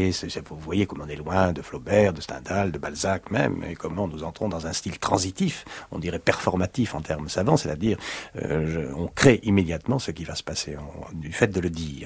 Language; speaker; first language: French; native; French